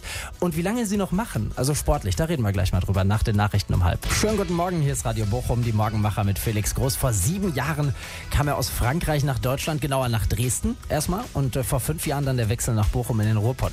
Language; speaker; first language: German; native; German